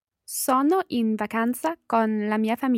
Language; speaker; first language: Italian; non-native, learner; English